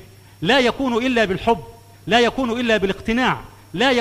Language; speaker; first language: Arabic; native; Arabic